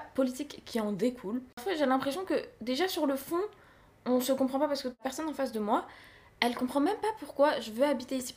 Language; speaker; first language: French; native; French